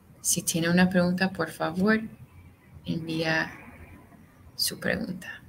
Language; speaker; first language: Spanish; non-native, fluent; English